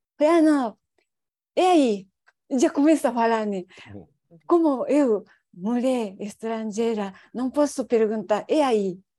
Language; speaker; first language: Portuguese; non-native, learner; Japanese